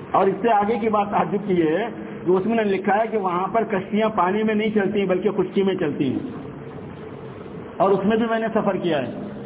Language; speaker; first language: Urdu; native; Urdu